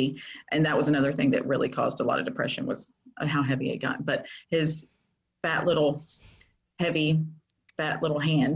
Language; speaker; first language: English; native; English